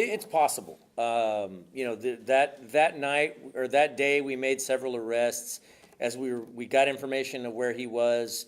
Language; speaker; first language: English; native; English